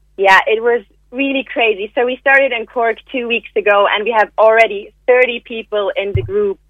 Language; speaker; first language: English; non-native, fluent; German